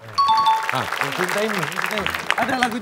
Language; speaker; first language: Indonesian; native; Indonesian